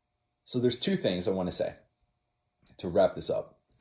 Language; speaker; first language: English; native; English